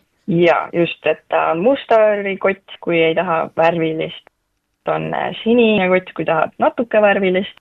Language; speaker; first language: Estonian; native; Estonian